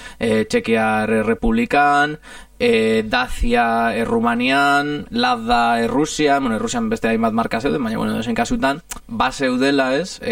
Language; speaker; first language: Basque; non-native, fluent; Italian